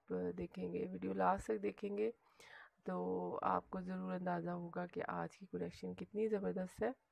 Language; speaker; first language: Hindi; native; Hindi